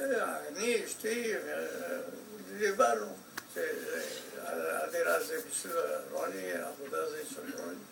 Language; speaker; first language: Hebrew; non-native, fluent; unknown